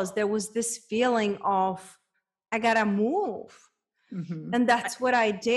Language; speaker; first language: English; non-native, fluent; Czech